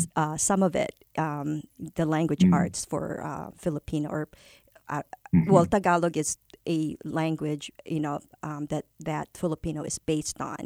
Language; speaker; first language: English; non-native, local second language; Filipino